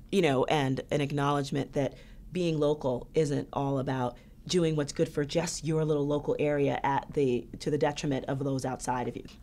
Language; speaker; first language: English; native; English